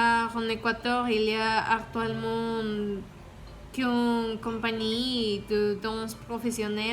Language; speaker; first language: French; non-native, learner; Spanish